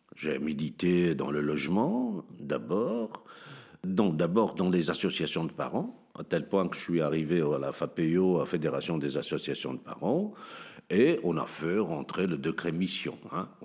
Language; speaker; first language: French; non-native, local second language; Arabic